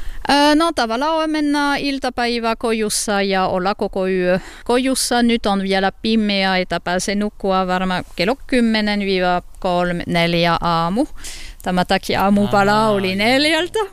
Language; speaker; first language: Finnish; non-native, learner; French